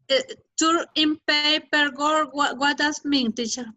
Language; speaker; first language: English; non-native, learner; Spanish